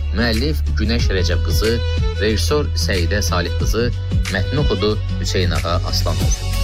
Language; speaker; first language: Azerbaijani; native; Azerbaijani